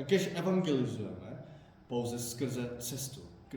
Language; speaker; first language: Czech; non-native, fluent; Korean